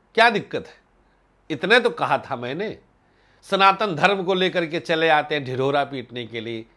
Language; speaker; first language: Hindi; native; Hindi